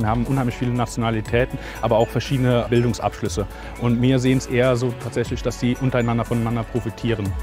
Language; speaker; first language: German; native; German